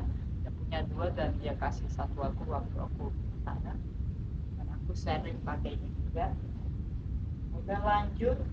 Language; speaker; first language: Indonesian; non-native, fluent; Spanish